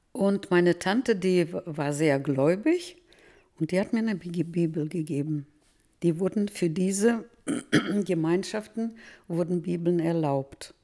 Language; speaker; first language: German; early bilingual, heritage; Russian